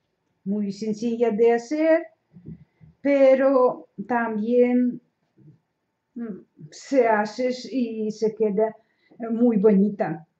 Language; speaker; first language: Spanish; non-native, learner; Russian